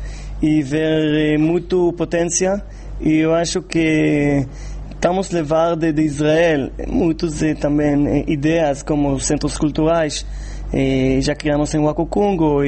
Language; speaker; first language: Portuguese; non-native, fluent; Hebrew